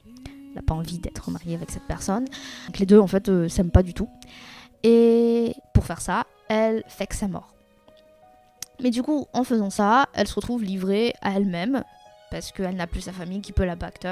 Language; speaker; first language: French; native; French